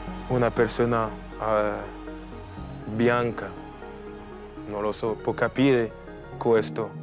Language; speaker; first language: Italian; non-native, fluent; French